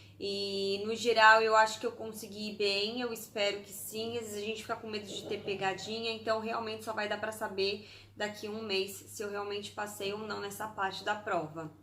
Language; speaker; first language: Portuguese; native; Portuguese